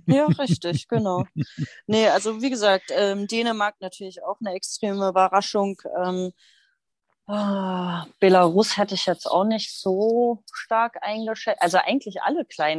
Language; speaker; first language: German; native; German